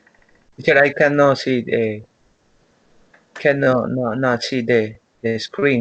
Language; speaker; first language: English; non-native, learner; Spanish